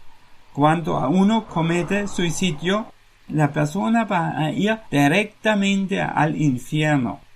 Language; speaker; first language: Spanish; non-native, fluent; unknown